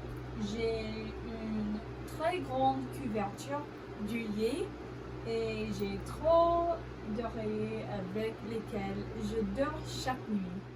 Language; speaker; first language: French; non-native, learner; English